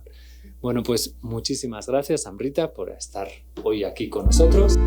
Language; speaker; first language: Spanish; native; Spanish